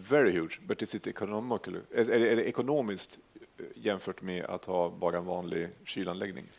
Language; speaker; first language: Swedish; native; Swedish